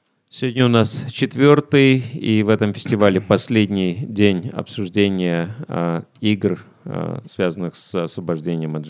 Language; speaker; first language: Russian; native; Russian